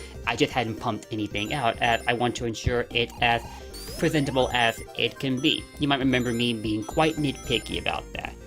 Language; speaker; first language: English; native; English